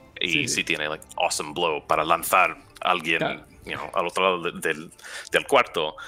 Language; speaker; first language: Spanish; non-native, fluent; English